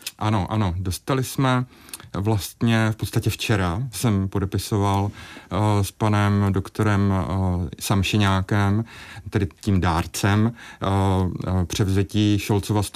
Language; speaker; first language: Czech; native; Czech